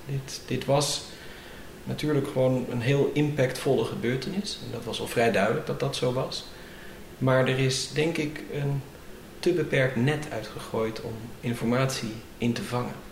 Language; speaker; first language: Dutch; native; Dutch